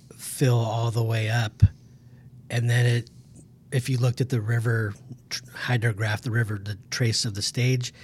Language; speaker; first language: English; native; English